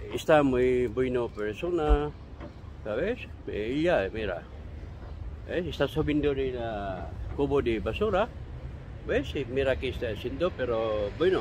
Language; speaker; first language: Spanish; non-native, learner; Filipino